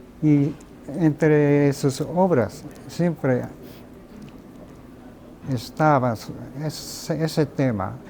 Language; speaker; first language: Spanish; non-native, fluent; Japanese